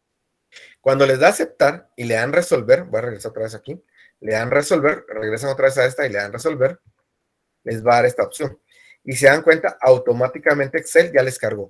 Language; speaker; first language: Spanish; native; Spanish